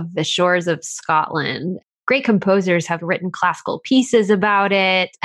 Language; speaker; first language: English; native; English